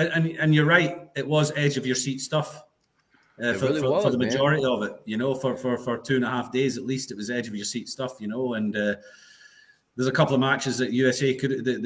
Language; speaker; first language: English; native; English